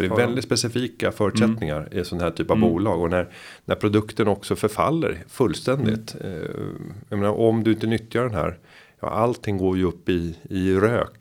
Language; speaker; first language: Swedish; native; Swedish